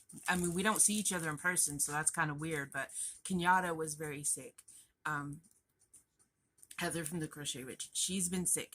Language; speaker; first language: English; native; English